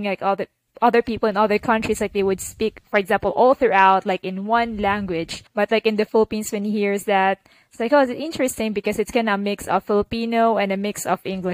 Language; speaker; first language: English; non-native, local second language; Cebuano